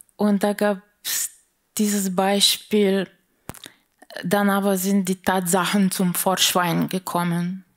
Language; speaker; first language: German; non-native, fluent; Slovenian